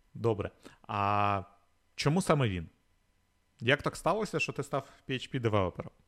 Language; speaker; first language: Ukrainian; native; Ukrainian